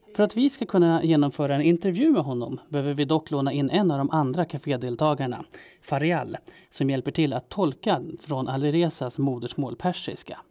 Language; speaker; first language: Swedish; native; Swedish